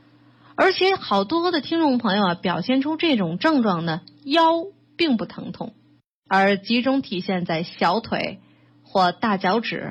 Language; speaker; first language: Chinese; native; Chinese